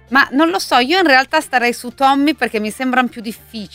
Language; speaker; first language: Italian; native; Italian